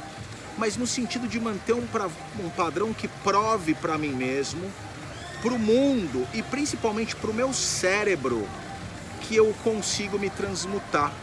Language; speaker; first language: Portuguese; native; Portuguese